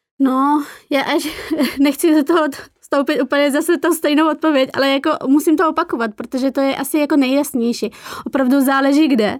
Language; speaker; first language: Czech; early bilingual, other home language; Persian